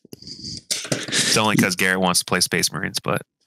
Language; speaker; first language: English; early bilingual, other home language; French